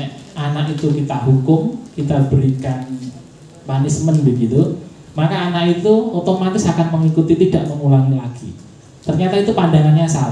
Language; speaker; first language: Indonesian; native; Indonesian